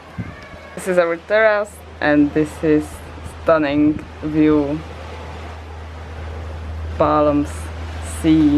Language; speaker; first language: English; non-native, learner; Czech